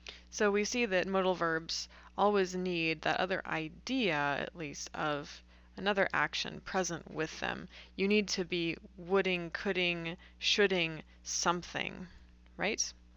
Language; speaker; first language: English; native; English